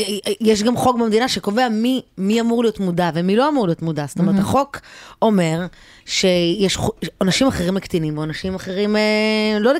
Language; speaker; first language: Hebrew; native; Hebrew